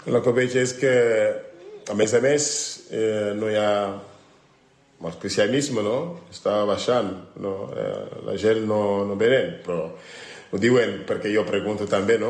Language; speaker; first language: Catalan; non-native, learner; French